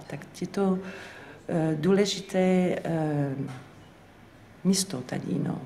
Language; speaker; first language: Czech; non-native, fluent; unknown